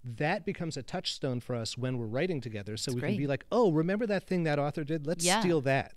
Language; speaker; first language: English; native; English